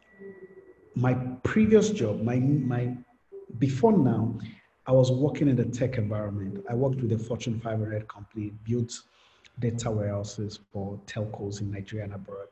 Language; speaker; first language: English; non-native, local second language; Yoruba